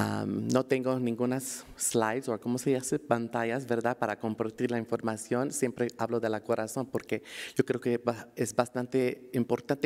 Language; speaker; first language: Spanish; early bilingual, heritage; Spanish